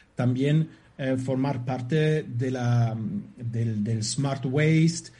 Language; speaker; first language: Spanish; non-native, fluent; German